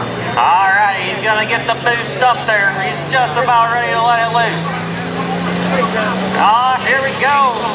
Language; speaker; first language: English; native; English